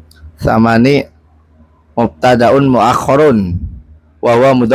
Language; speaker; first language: Arabic; non-native, learner; Indonesian